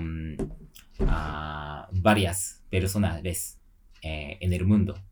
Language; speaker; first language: Spanish; non-native, learner; Japanese